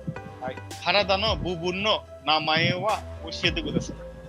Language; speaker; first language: Japanese; non-native, fluent; Bangla